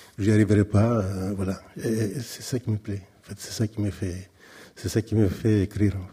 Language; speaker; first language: French; non-native, fluent; Greek